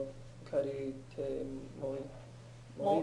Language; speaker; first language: Japanese; non-native, learner; English